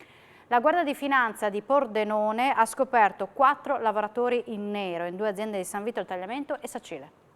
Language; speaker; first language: Italian; native; Italian